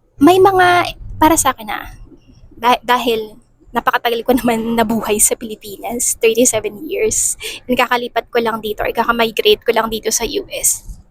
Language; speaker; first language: Filipino; native; Filipino